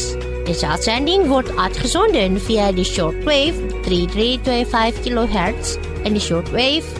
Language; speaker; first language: Dutch; non-native, fluent; Indonesian